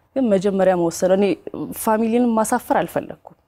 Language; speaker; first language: Amharic; native; Amharic